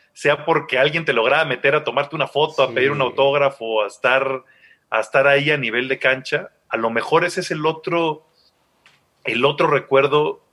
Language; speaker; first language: Spanish; native; Spanish